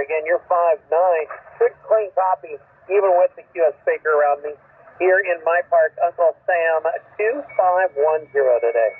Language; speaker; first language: English; native; English